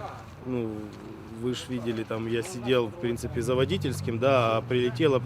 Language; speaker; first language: Russian; native; Russian